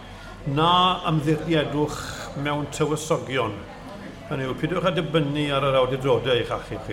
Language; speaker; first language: Welsh; native; Welsh